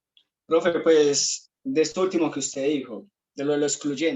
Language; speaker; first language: Spanish; native; Spanish